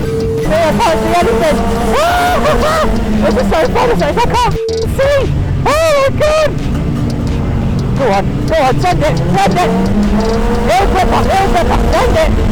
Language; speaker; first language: English; native; English